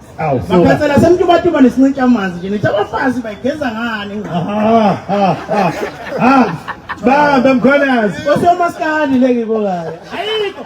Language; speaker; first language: Zulu; native; Zulu